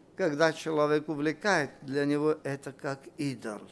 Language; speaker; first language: Russian; non-native, local second language; Armenian